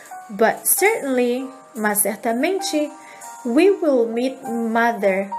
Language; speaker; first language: English; non-native, fluent; Portuguese